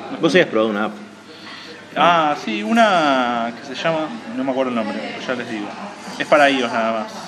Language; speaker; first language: Spanish; native; Spanish